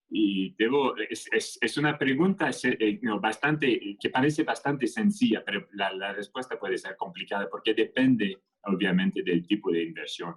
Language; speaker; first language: Spanish; non-native, fluent; French